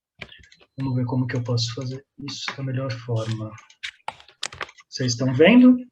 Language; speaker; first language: Portuguese; native; Portuguese